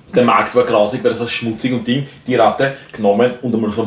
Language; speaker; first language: German; native; German